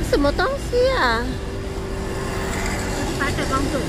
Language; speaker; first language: Chinese; non-native, learner; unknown